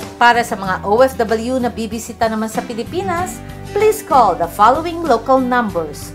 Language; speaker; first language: Filipino; native; Filipino